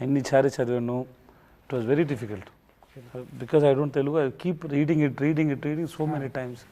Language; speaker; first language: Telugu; non-native, learner; Tamil